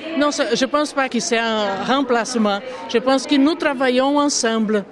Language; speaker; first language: French; non-native, local second language; Portuguese